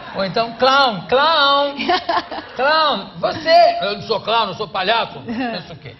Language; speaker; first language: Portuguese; native; Portuguese